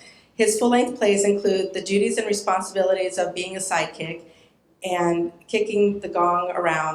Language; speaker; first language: English; native; English